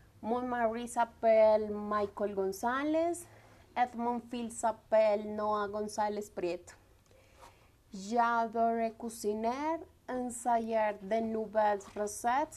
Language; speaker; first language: French; non-native, learner; Spanish